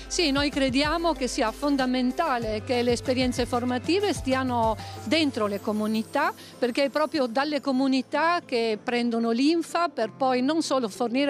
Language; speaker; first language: Italian; native; Italian